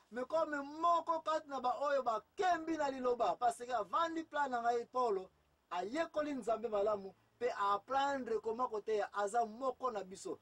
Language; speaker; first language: Lingala; native; Lingala